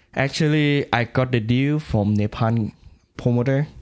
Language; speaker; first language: English; non-native, learner; Thai